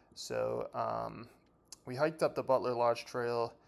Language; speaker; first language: English; native; English